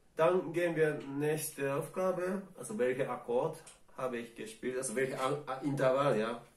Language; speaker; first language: German; non-native, fluent; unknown